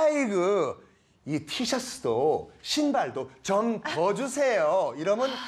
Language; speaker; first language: Korean; native; Korean